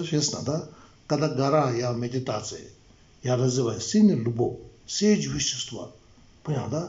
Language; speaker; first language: Russian; non-native, learner; Tibetan